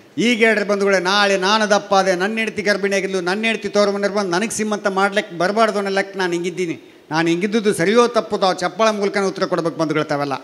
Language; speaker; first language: Kannada; native; Kannada